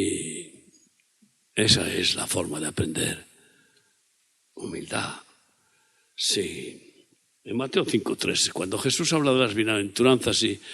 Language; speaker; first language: Spanish; native; Spanish